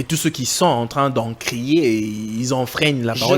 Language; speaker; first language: French; non-native, local second language; Lingala